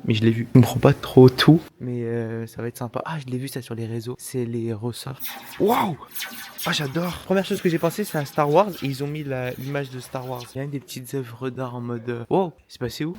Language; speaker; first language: French; native; French